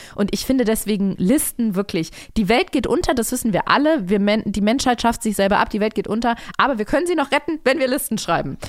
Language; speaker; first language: German; native; German